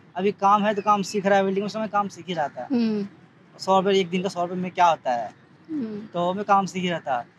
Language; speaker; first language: Hindi; native; Hindi